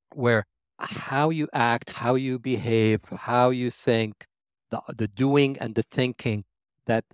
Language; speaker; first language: English; early bilingual, other home language; Arabic